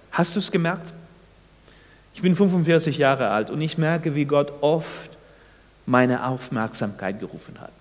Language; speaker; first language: German; non-native, fluent; Spanish